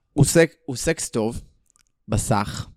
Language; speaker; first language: Hebrew; native; Hebrew